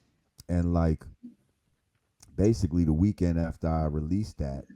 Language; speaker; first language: English; native; English